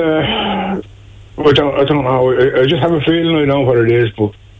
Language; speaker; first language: English; native; English